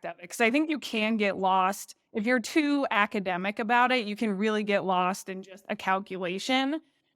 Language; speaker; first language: English; native; English